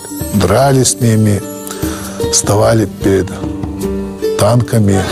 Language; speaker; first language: Russian; non-native, local second language; Chechen